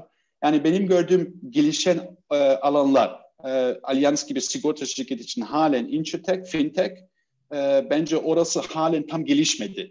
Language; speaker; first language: Turkish; early bilingual, heritage; Turkish